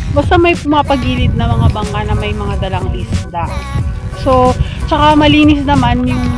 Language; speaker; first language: Filipino; non-native, local second language; Pangasinan